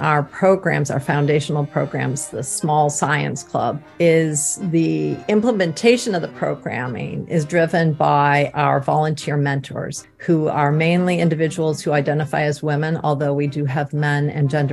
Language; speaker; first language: English; native; English